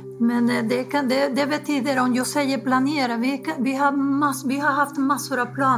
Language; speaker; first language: Swedish; non-native, fluent; Spanish